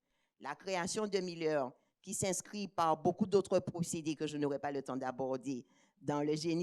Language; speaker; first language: French; native; French